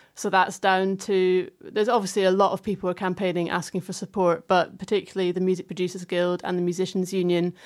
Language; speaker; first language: English; native; English